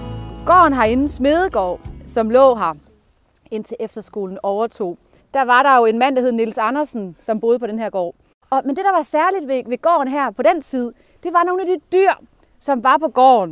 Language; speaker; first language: Danish; native; Danish